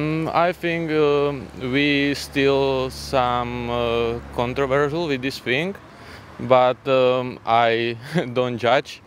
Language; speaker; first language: English; non-native, learner; Slovak